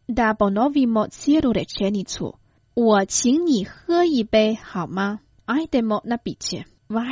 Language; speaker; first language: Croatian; non-native, fluent; Chinese